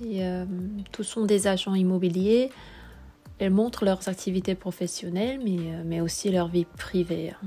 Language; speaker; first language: French; non-native, fluent; Korean